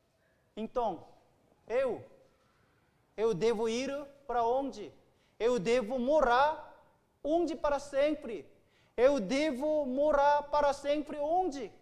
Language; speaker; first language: Portuguese; non-native, learner; Korean